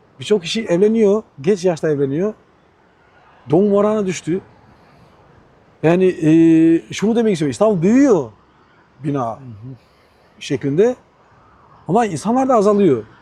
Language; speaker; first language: Turkish; non-native, fluent; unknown